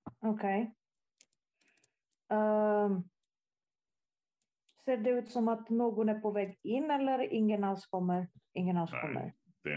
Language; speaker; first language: Swedish; non-native, fluent; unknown